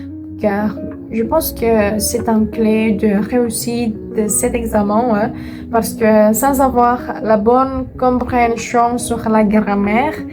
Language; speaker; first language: French; non-native, learner; Indonesian